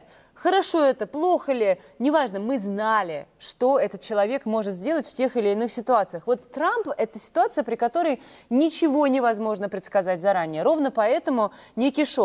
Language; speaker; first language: Russian; native; Russian